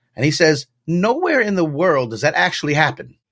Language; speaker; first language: English; native; English